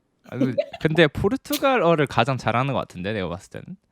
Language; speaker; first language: Korean; native; Korean